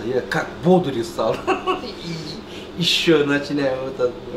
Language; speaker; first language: Russian; non-native, local second language; Uzbek